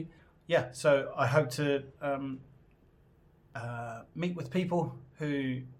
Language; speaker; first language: English; native; English